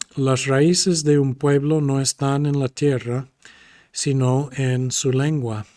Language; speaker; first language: Spanish; non-native, fluent; English